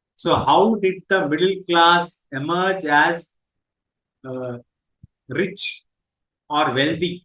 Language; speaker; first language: English; non-native, local second language; Telugu